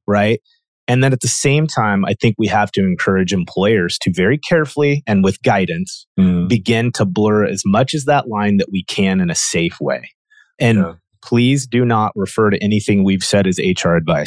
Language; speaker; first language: English; native; English